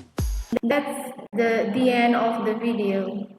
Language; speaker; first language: English; non-native, fluent; Indonesian